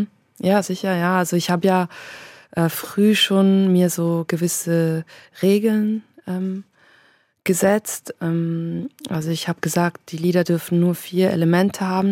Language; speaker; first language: German; native; German